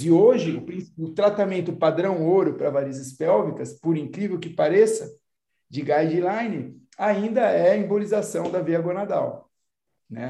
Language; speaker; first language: Portuguese; native; Portuguese